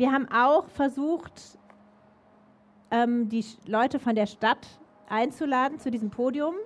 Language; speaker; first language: German; native; German